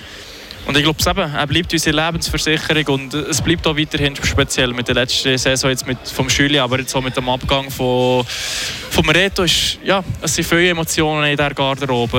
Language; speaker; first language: German; native; German